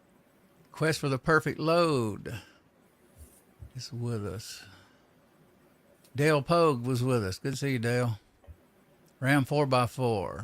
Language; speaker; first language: English; native; English